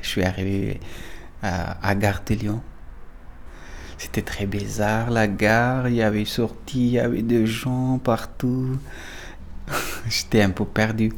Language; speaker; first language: French; non-native, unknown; Pashto